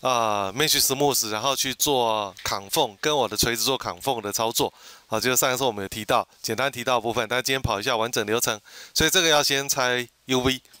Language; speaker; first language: Chinese; native; Chinese